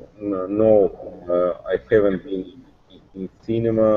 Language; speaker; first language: English; non-native, learner; Russian